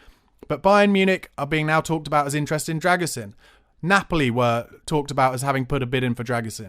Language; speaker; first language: English; native; English